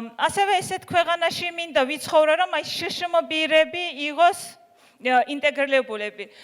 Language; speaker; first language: Georgian; non-native, local second language; Azerbaijani